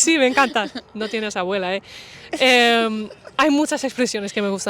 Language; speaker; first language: Spanish; non-native, fluent; English